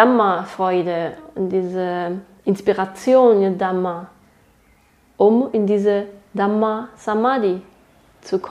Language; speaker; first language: German; non-native, fluent; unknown